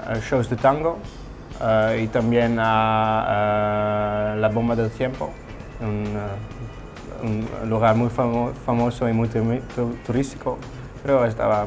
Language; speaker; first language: Spanish; non-native, learner; Dutch